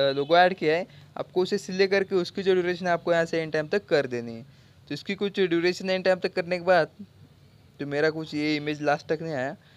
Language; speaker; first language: Hindi; non-native, local second language; Marathi